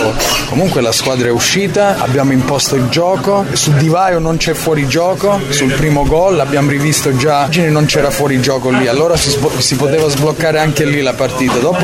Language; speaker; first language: Italian; early bilingual, heritage; Italian